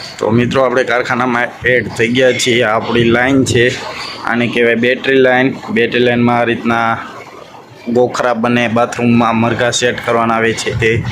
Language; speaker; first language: Gujarati; native; Gujarati